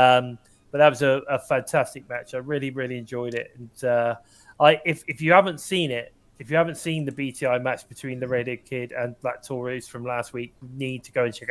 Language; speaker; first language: English; native; English